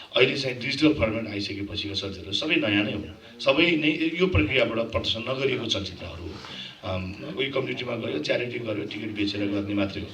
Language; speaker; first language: Nepali; non-native, local second language; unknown